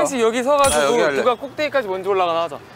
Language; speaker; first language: Korean; non-native, fluent; Thai